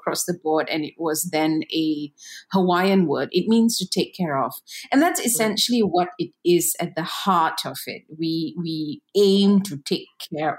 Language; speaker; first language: English; non-native, local second language; Tamil